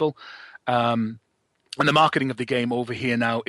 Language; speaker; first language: English; native; English